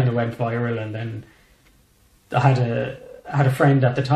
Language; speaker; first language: English; native; English